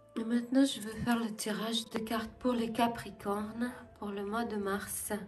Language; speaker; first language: French; non-native, fluent; Ukrainian